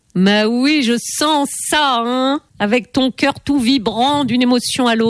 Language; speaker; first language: French; native; French